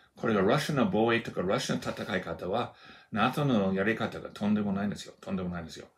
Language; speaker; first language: Japanese; non-native, fluent; Russian